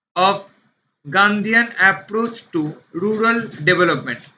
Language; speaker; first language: English; non-native, local second language; Bangla